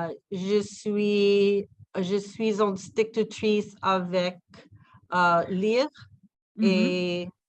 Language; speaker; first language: French; non-native, learner; English